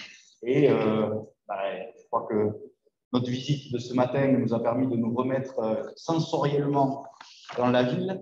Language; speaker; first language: French; native; French